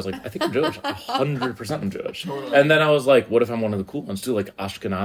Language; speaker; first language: English; native; English